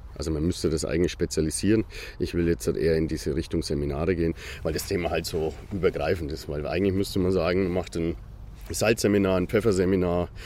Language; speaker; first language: German; native; German